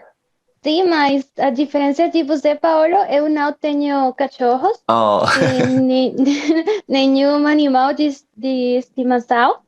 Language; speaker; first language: Portuguese; non-native, fluent; Spanish